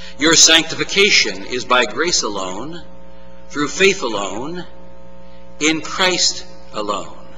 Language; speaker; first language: English; native; English